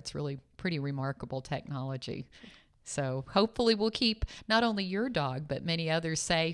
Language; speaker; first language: English; native; English